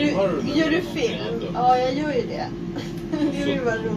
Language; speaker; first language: Swedish; native; Swedish